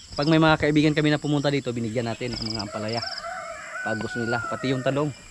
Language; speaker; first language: Filipino; non-native, local second language; Cebuano